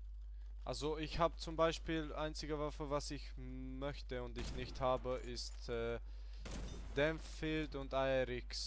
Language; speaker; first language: German; early bilingual, other home language; Hungarian